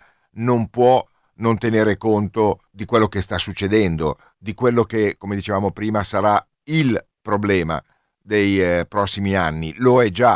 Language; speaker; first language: Italian; native; Italian